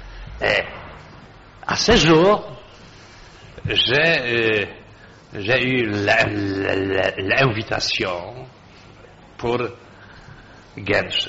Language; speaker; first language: French; non-native, fluent; Polish